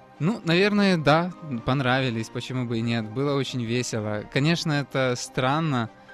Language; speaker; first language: Russian; native; Russian